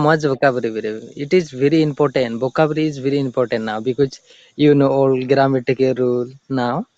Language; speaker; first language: English; non-native, learner; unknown